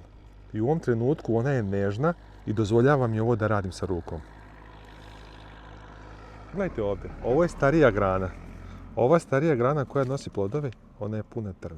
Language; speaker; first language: Croatian; native; Croatian